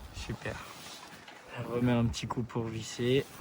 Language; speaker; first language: French; native; French